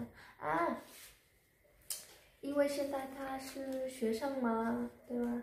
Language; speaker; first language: Chinese; non-native, learner; Vietnamese